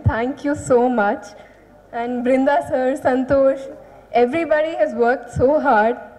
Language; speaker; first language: Tamil; non-native, learner; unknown